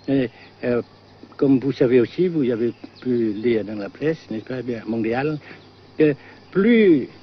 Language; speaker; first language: French; non-native, local second language; Vietnamese